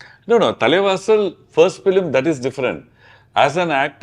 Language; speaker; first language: English; non-native, local second language; Malayalam